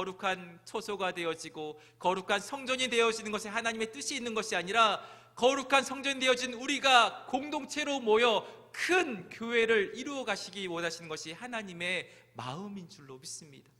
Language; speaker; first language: Korean; native; Korean